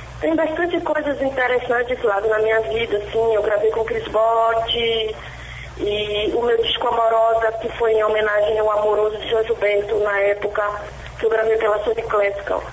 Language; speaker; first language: Portuguese; native; Portuguese